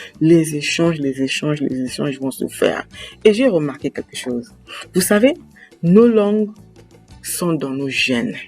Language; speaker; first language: French; native; French